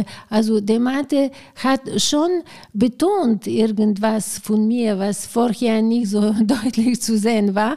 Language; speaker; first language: German; non-native, fluent; Bulgarian